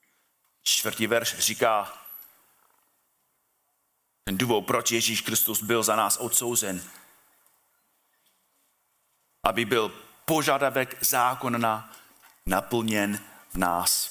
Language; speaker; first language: Czech; non-native, fluent; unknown